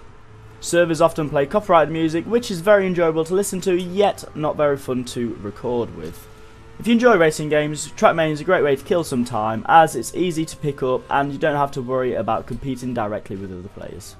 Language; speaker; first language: English; native; English